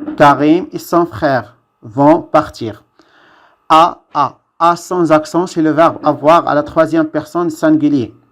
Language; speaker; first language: French; non-native, local second language; Arabic